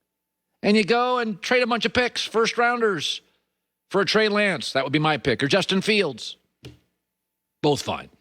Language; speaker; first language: English; native; English